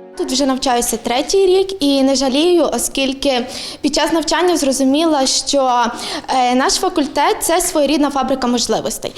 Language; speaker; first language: Ukrainian; native; Ukrainian